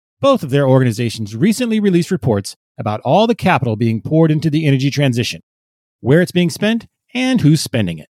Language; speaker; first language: English; native; English